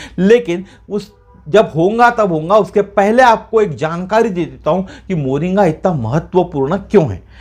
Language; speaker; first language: Hindi; non-native, local second language; Marathi